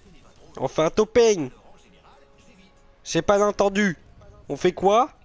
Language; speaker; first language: French; native; French